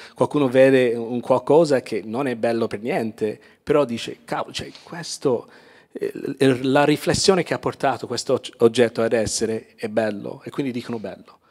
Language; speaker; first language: Italian; non-native, fluent; English